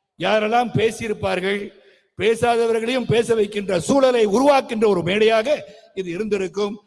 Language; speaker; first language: Tamil; native; Tamil